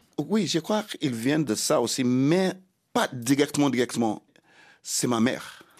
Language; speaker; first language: French; non-native, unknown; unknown